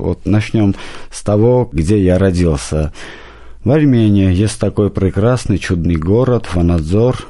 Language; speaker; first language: Russian; non-native, local second language; Armenian